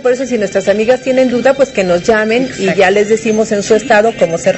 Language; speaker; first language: Spanish; native; Spanish